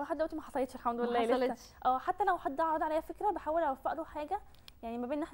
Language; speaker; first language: Arabic; native; Arabic